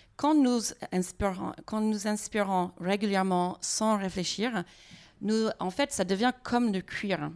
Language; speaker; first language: French; non-native, fluent; English